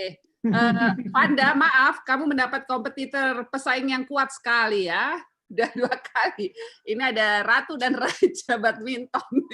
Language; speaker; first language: Indonesian; native; Indonesian